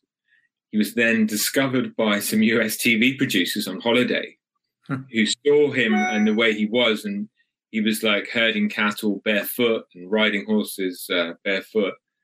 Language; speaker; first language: English; native; English